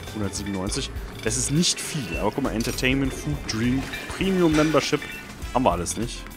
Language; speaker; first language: German; native; German